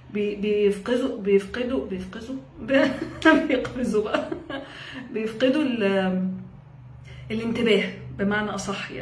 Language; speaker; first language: Arabic; native; Arabic